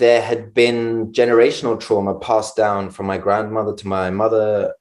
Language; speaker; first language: English; native; English